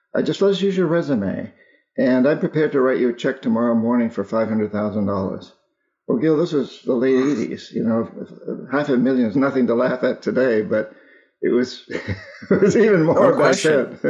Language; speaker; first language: English; native; English